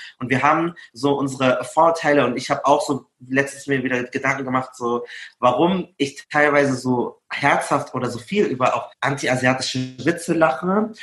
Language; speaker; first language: German; early bilingual, other home language; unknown